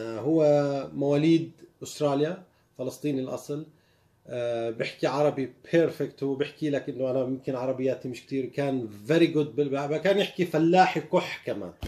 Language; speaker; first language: Arabic; native; Arabic